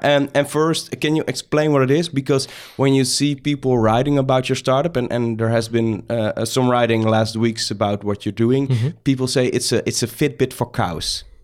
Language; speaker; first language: English; non-native, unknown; Dutch